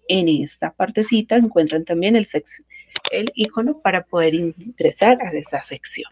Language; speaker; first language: Spanish; native; Spanish